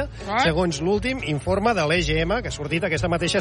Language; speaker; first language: Catalan; native; Catalan